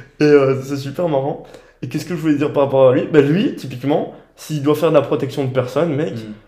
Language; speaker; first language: French; native; French